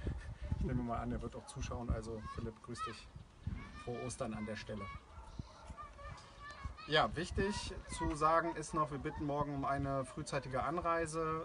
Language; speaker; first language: German; native; German